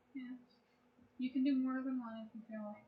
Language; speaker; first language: English; native; English